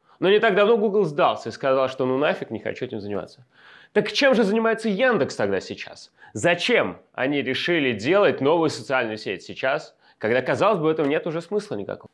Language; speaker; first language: Russian; native; Russian